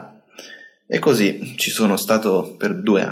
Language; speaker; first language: Italian; native; Italian